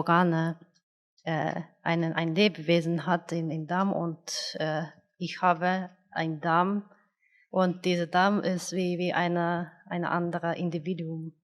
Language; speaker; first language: German; non-native, fluent; Japanese